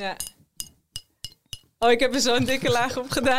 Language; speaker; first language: Dutch; native; Dutch